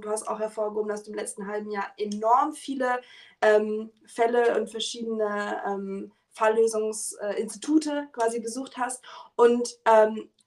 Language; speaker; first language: German; native; German